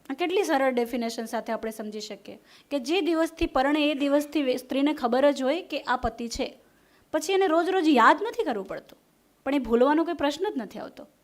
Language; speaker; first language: Gujarati; non-native, local second language; Hindi